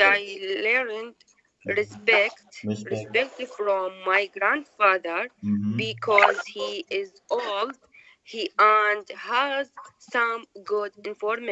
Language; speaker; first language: English; non-native, learner; Arabic